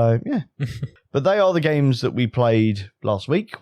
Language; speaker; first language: English; native; English